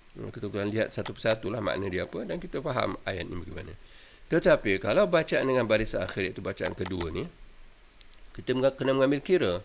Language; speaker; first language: Malay; native; Malay